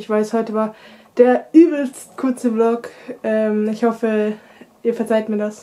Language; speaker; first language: German; native; German